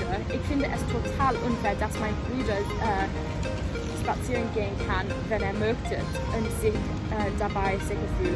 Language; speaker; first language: German; non-native, learner; English